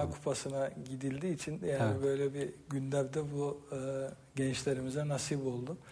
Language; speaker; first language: Turkish; native; Turkish